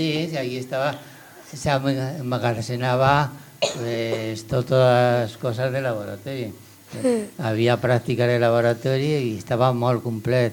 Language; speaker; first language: Catalan; non-native, local second language; Spanish